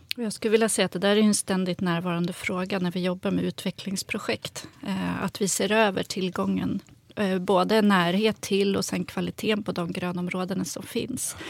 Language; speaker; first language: Swedish; native; Swedish